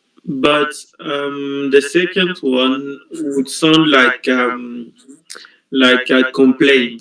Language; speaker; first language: English; non-native, learner; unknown